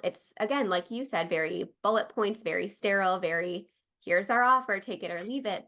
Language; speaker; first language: English; native; English